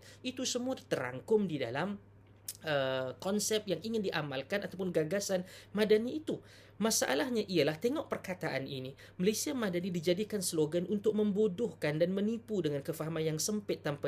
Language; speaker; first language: Malay; native; Malay